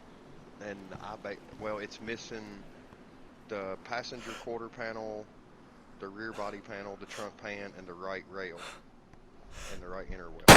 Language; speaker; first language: English; native; English